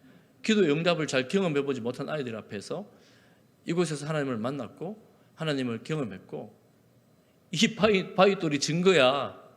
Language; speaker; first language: Korean; native; Korean